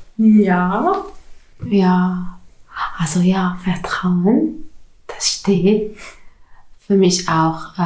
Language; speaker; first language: German; non-native, learner; Arabic